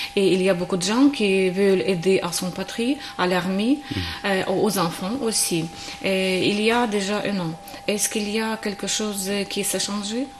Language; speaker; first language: French; non-native, learner; Ukrainian